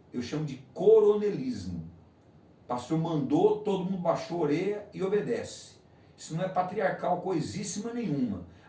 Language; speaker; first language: Portuguese; native; Portuguese